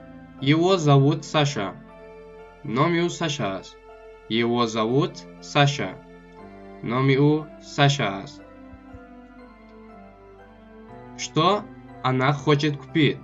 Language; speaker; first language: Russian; non-native, local second language; Tajik